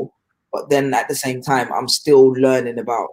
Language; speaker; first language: English; native; English